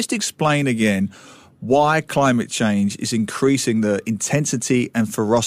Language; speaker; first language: English; native; English